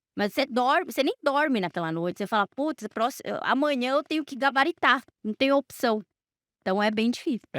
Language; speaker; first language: Portuguese; non-native, fluent; Spanish